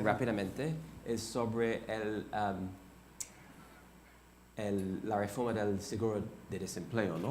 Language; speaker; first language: Spanish; non-native, fluent; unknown